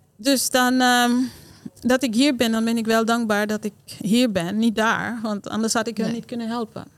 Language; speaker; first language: Dutch; non-native, learner; Haitian Creole